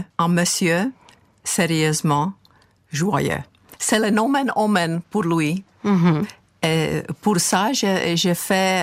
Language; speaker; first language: French; non-native, fluent; Czech